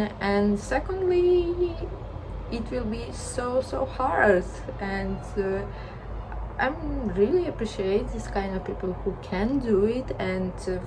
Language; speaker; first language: English; non-native, learner; Ukrainian